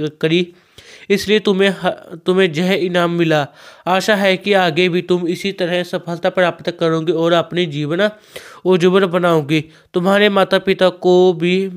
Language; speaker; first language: Hindi; non-native, local second language; Punjabi